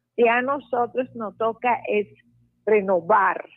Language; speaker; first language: Spanish; non-native, fluent; Arabic